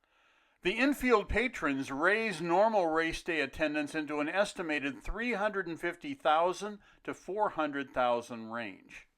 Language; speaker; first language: English; native; English